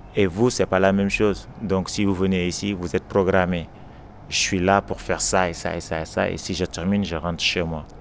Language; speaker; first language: French; non-native, local second language; Wolof